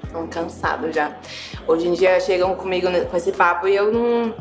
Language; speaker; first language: Portuguese; early bilingual, other home language; German